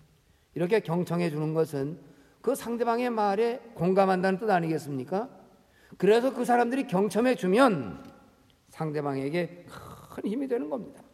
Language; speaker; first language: Korean; native; Korean